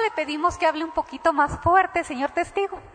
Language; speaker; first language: Spanish; native; Spanish